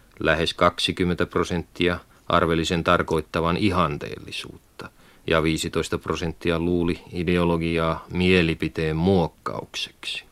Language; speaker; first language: Finnish; native; Finnish